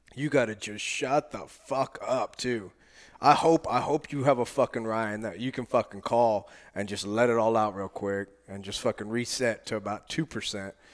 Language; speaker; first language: English; native; English